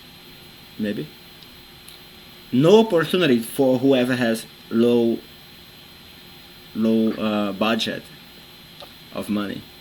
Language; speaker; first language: English; non-native, fluent; Portuguese